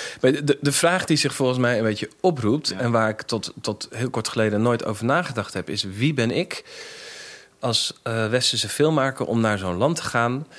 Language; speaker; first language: Dutch; native; Dutch